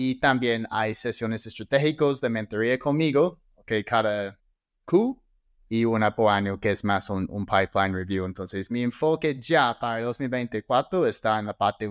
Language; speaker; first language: Spanish; non-native, fluent; English